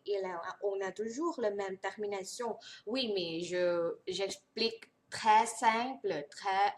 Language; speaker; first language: French; non-native, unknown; Thai